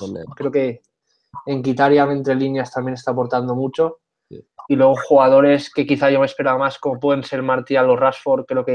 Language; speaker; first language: Spanish; native; Spanish